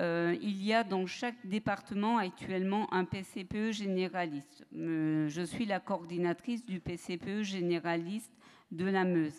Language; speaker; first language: French; native; French